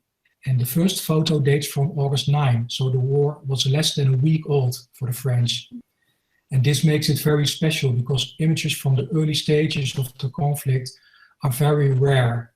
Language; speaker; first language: English; non-native, fluent; Dutch